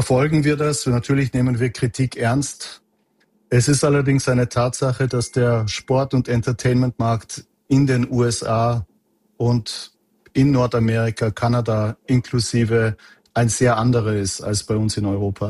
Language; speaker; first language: German; native; German